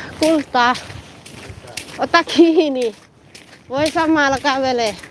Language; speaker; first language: Finnish; non-native, learner; Thai